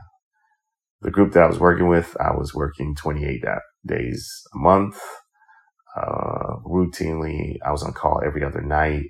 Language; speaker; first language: English; native; English